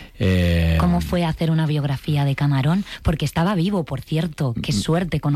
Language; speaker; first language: Spanish; native; Spanish